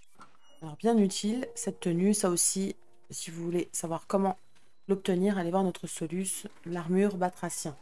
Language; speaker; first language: French; native; French